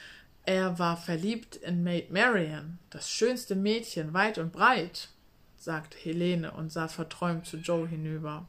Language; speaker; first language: German; native; German